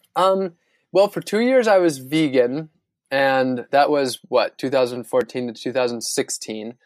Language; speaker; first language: English; native; English